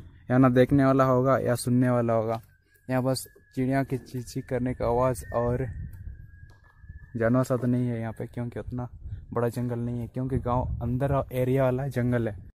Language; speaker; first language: Hindi; non-native, local second language; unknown